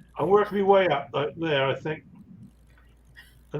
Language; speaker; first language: English; native; English